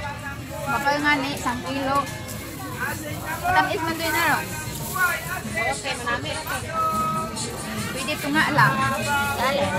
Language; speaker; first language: Filipino; non-native, local second language; Aklanon